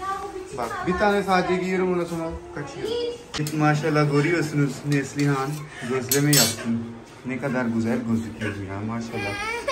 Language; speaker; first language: Turkish; non-native, learner; Urdu